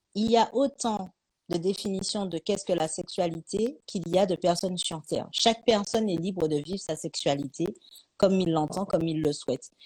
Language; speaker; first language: French; native; French